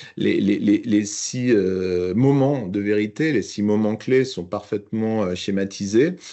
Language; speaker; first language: French; native; French